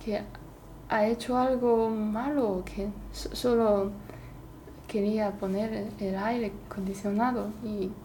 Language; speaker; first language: Spanish; non-native, fluent; Chinese